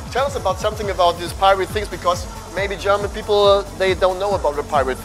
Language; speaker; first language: English; non-native, fluent; German